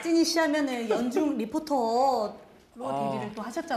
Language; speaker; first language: Korean; native; Korean